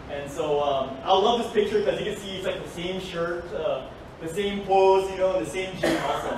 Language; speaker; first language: English; native; English